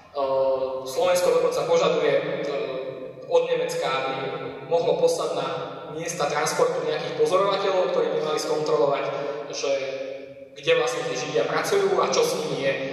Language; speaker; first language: Slovak; native; Slovak